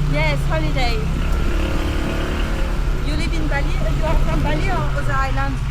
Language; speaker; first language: English; non-native, fluent; French